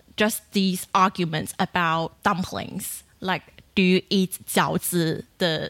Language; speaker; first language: English; non-native, fluent; Chinese